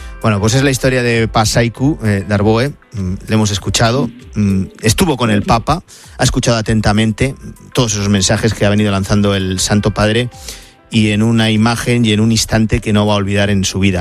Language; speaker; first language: Spanish; native; Spanish